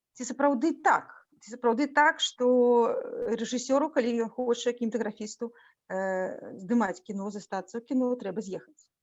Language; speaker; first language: Belarusian; non-native, local second language; Russian